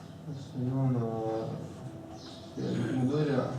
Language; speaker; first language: Arabic; non-native, learner; Chechen